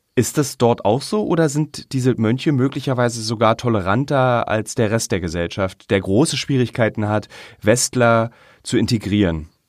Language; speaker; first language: German; native; German